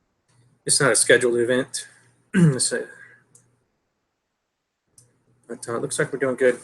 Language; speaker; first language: English; native; English